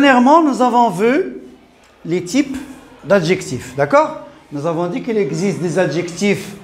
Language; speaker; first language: French; non-native, local second language; Arabic